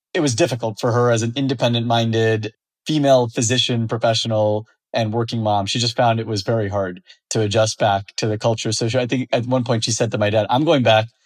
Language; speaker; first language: English; native; English